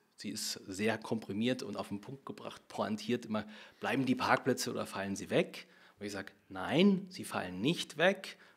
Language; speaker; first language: German; native; German